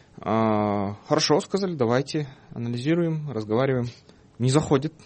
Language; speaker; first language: Russian; non-native, local second language; Kyrgyz